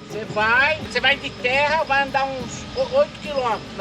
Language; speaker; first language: Portuguese; native; Portuguese